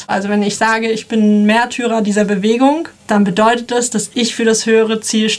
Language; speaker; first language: German; native; German